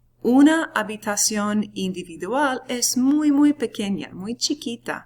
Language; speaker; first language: Spanish; non-native, fluent; English